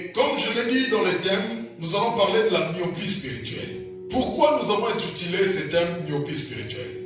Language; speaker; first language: French; non-native, local second language; Lingala